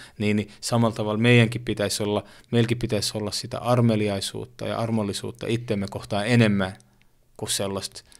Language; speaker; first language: Finnish; early bilingual, other home language; Oromo